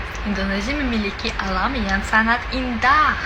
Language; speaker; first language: Indonesian; non-native, fluent; Russian